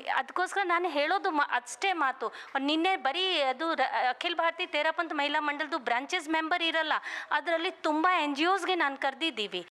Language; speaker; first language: Kannada; non-native, local second language; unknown